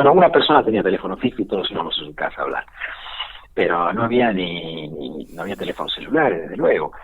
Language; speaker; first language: Spanish; native; Spanish